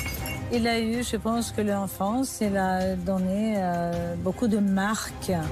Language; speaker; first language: French; non-native, learner; Swedish